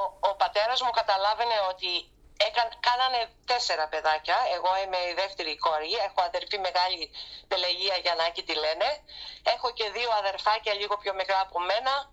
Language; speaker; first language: Greek; early bilingual, heritage; Greek